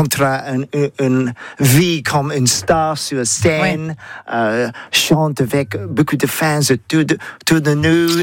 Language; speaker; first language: French; non-native, learner; English